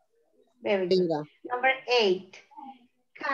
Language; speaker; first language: English; non-native, fluent; Spanish